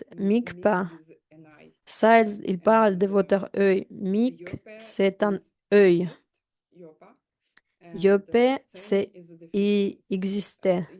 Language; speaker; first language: French; non-native, fluent; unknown